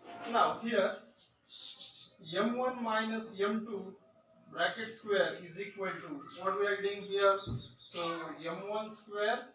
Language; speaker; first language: English; non-native, local second language; Marathi